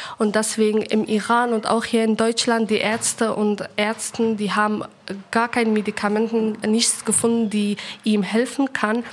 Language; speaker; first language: German; non-native, learner; Persian